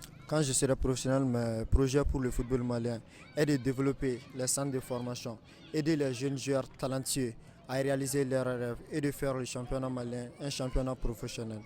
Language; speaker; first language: French; non-native, local second language; Bambara